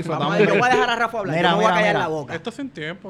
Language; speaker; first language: Spanish; native; Spanish